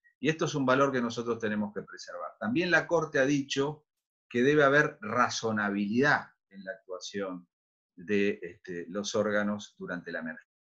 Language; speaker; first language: Spanish; native; Spanish